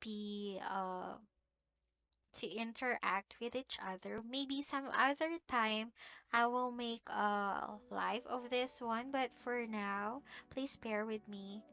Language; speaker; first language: English; non-native, local second language; Filipino